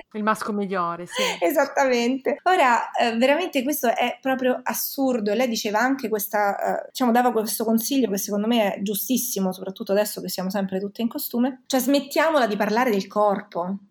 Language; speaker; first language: Italian; native; Italian